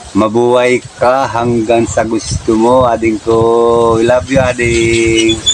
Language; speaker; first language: Filipino; non-native, local second language; Iloko